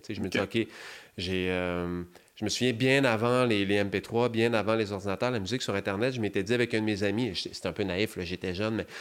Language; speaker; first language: French; native; French